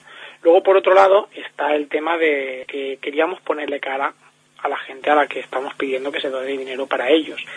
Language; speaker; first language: Spanish; native; Spanish